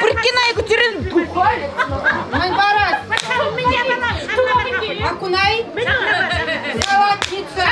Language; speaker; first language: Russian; non-native, local second language; Chuvash